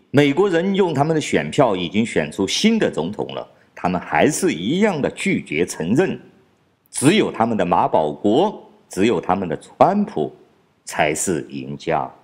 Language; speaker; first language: Chinese; native; Chinese